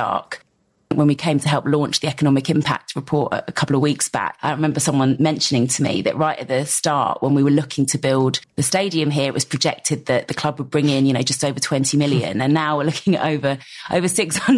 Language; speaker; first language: English; native; English